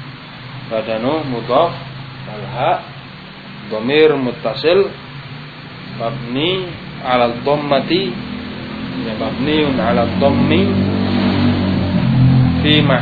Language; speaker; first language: Arabic; non-native, fluent; Indonesian